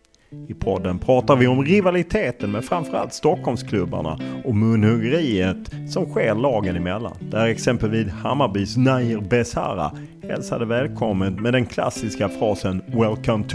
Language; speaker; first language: Swedish; native; Swedish